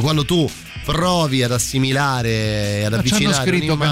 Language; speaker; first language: Italian; native; Italian